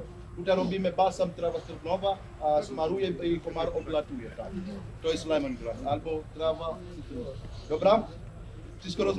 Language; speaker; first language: Polish; non-native, learner; Swahili